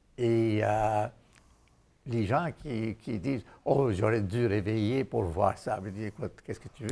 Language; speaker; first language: French; non-native, fluent; Bangla